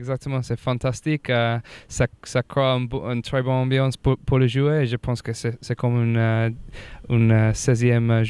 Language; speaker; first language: French; non-native, fluent; English